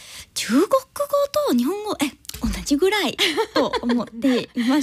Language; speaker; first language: Japanese; non-native, learner; English